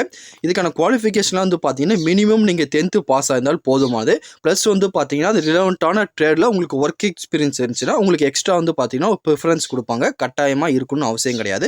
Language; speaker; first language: Tamil; native; Tamil